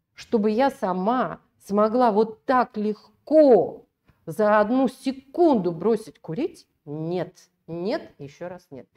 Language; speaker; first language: Russian; native; Russian